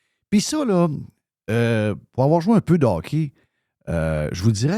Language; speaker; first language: French; native; French